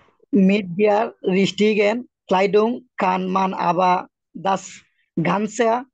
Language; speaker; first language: German; non-native, learner; Bangla